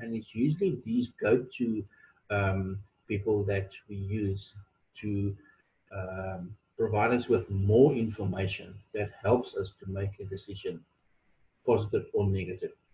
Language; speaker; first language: English; non-native, local second language; Afrikaans